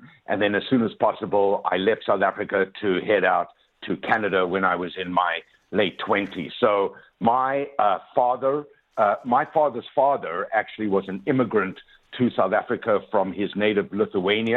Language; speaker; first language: English; native; English